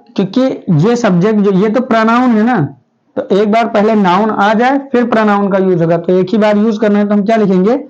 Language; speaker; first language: Hindi; native; Hindi